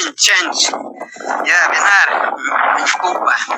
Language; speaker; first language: Indonesian; non-native, learner; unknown